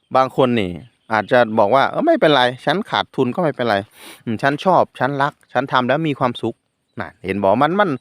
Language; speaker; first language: Thai; non-native, local second language; Northeastern Thai